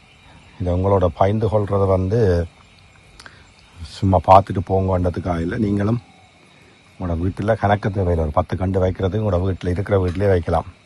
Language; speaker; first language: Tamil; native; Tamil